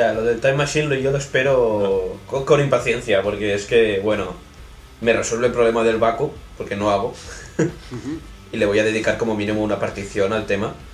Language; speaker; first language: Spanish; native; Spanish